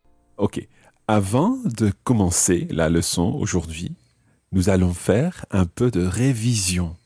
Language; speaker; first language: French; non-native, fluent; English